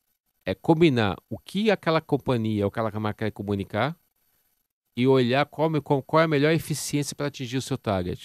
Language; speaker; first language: Portuguese; native; Portuguese